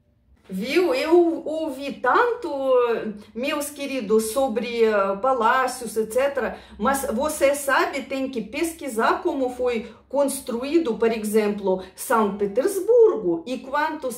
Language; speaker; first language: Portuguese; non-native, fluent; Russian